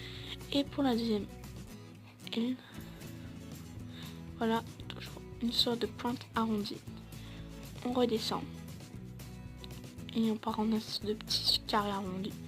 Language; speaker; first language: French; native; French